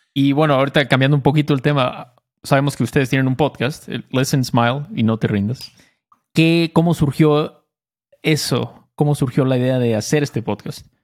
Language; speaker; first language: Spanish; native; Spanish